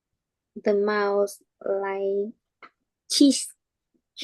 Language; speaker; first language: English; non-native, learner; Vietnamese